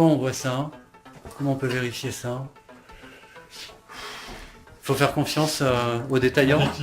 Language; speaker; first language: French; native; French